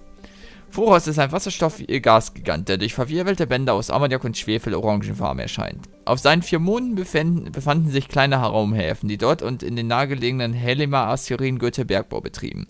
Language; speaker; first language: German; native; German